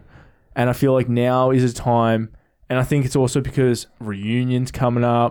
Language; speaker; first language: English; native; English